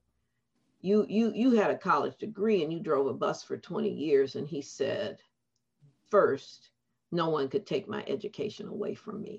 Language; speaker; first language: English; native; English